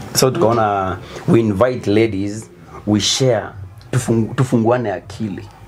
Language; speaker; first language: Swahili; native; Swahili